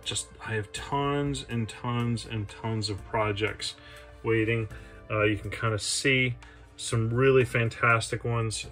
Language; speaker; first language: English; native; English